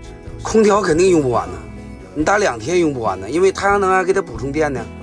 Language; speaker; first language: Chinese; native; Chinese